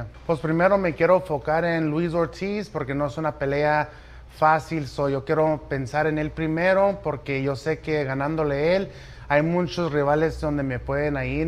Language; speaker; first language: Spanish; early bilingual, heritage; Spanish